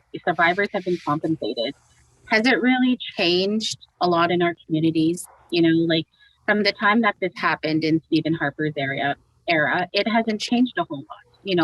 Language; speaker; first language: English; native; English